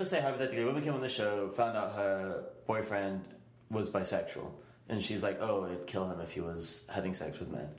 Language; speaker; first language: English; native; English